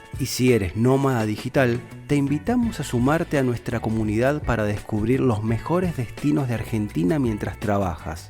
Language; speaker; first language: Spanish; native; Spanish